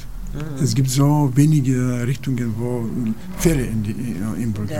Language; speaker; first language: German; non-native, learner; Bulgarian